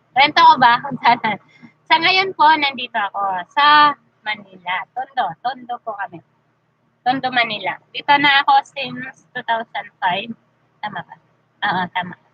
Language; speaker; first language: Filipino; non-native, local second language; Masbatenyo